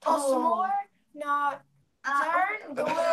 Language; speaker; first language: Irish; non-native, learner; English